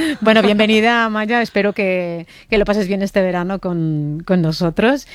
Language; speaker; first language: Spanish; native; Spanish